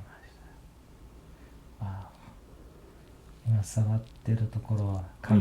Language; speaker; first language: Japanese; non-native, learner; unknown